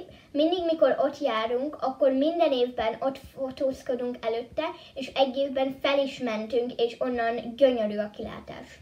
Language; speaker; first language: Hungarian; early bilingual, heritage; Hungarian